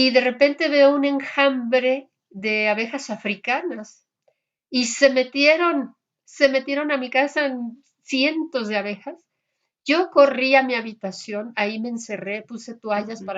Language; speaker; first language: Spanish; native; Spanish